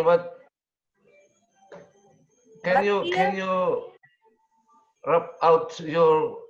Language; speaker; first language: English; non-native, learner; Indonesian